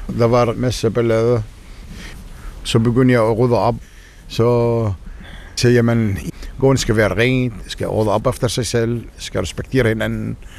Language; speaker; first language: Danish; non-native, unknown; Arabic